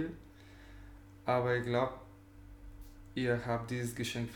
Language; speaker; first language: German; non-native, fluent; Bulgarian